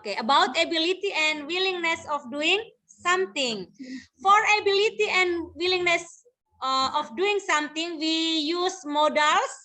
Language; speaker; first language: English; non-native, local second language; Indonesian